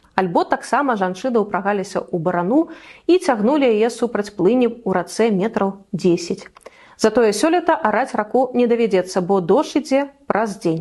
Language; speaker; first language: Belarusian; native; Belarusian